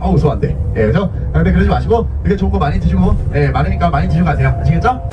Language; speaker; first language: Korean; native; Korean